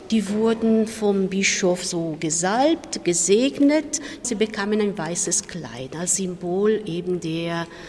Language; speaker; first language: German; non-native, fluent; Italian